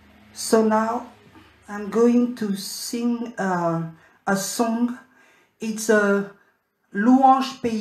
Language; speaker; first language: English; non-native, learner; French